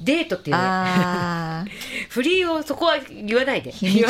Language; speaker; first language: Japanese; native; Japanese